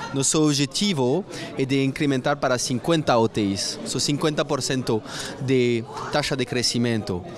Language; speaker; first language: Portuguese; non-native, fluent; French